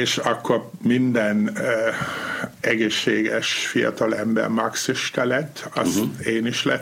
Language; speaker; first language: Hungarian; non-native, fluent; German